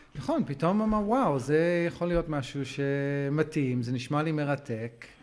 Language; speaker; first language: Hebrew; non-native, fluent; English